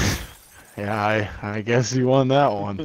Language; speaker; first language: English; native; English